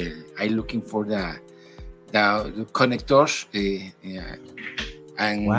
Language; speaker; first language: English; non-native, learner; Spanish